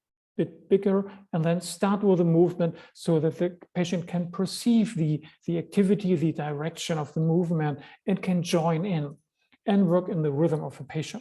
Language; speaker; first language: English; non-native, fluent; German